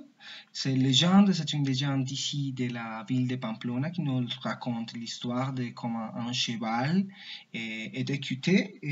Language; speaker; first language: French; non-native, learner; Spanish